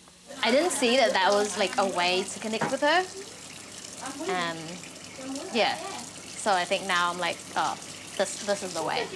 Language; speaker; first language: English; early bilingual, other home language; Vietnamese